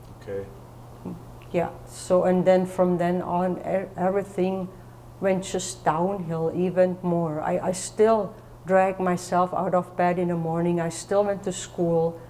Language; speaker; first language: English; non-native, fluent; German